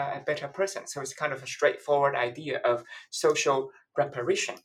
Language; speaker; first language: English; non-native, fluent; Chinese